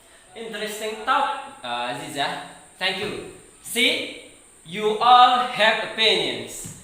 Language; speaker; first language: English; non-native, fluent; Indonesian